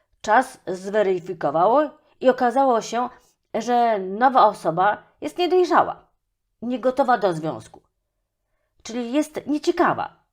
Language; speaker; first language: Polish; native; Polish